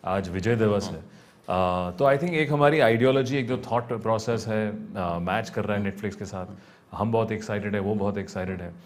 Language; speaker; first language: Hindi; native; Hindi